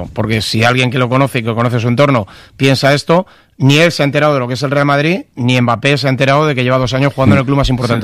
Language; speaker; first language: Spanish; native; Spanish